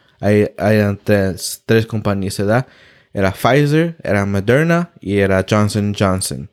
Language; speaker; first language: Spanish; early bilingual, heritage; Spanish